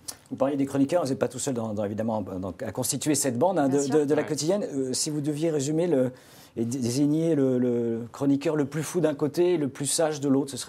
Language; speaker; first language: French; native; French